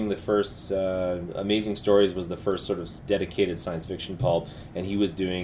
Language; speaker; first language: English; native; English